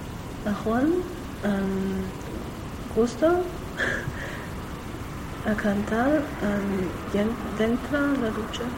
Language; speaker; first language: Spanish; non-native, learner; German